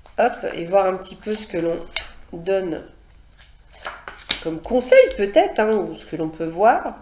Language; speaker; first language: French; native; French